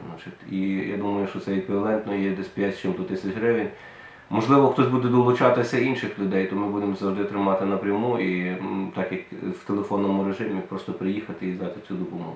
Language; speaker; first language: Ukrainian; native; Ukrainian